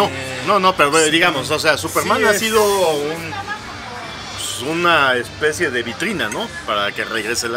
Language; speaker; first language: Spanish; native; Spanish